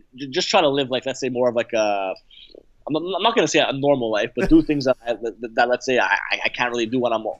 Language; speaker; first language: English; native; English